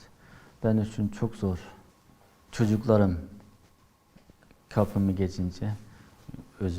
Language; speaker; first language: Turkish; non-native, learner; Uyghur